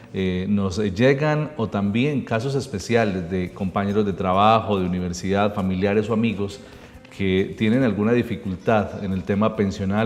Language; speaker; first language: Spanish; native; Spanish